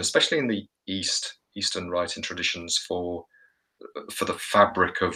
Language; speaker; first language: English; native; English